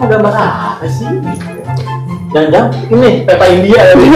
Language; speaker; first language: Indonesian; native; Indonesian